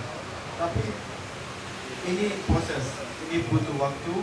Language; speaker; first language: Indonesian; non-native, fluent; Dutch